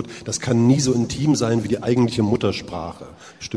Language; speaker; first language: German; native; German